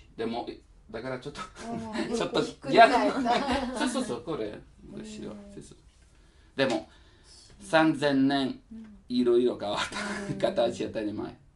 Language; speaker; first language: Japanese; non-native, learner; Italian